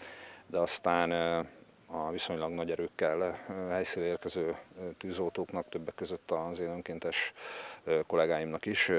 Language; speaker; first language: Hungarian; native; Hungarian